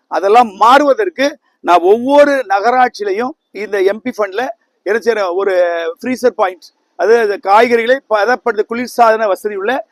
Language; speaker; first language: Tamil; native; Tamil